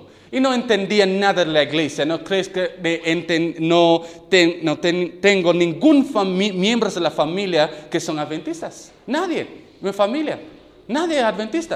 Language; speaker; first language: Spanish; non-native, learner; English